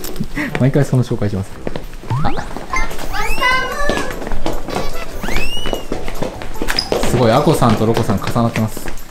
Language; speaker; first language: Japanese; native; Japanese